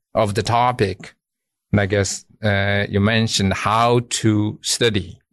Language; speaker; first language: English; non-native, fluent; Chinese